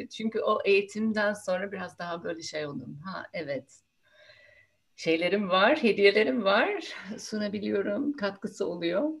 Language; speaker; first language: Turkish; non-native, fluent; English